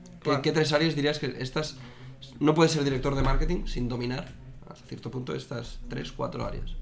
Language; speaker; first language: Spanish; native; Spanish